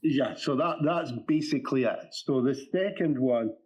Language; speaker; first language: English; native; English